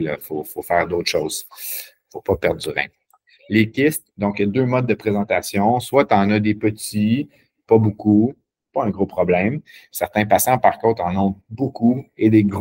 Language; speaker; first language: French; native; French